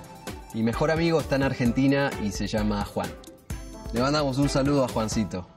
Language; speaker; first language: Spanish; native; Spanish